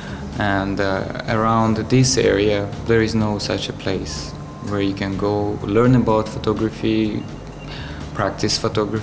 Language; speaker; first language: English; non-native, fluent; Armenian